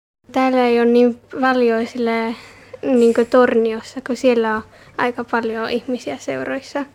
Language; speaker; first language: Finnish; early bilingual, heritage; Finnish